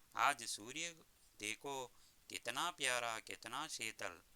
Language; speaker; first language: Hindi; non-native, local second language; Telugu